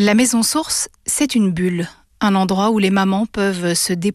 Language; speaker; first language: French; native; French